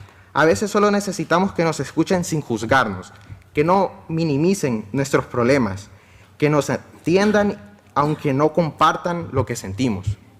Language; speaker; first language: Spanish; native; Spanish